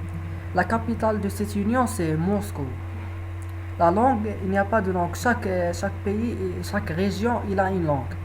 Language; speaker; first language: French; non-native, learner; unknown